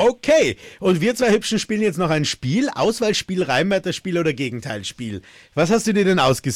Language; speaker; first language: German; native; German